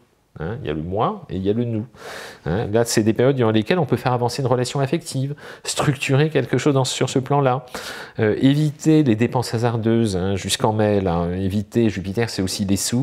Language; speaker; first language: French; native; French